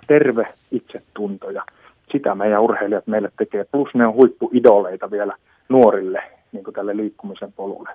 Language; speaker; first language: Finnish; native; Finnish